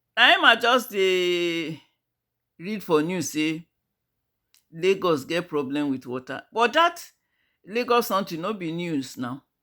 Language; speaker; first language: Nigerian Pidgin; native; Nigerian Pidgin